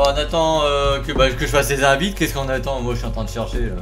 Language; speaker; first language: French; native; French